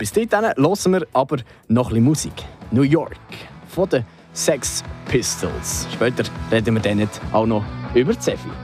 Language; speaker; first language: German; native; German